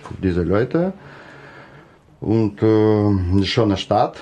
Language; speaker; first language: German; non-native, learner; Russian